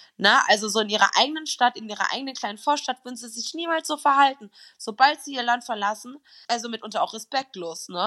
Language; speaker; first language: German; native; German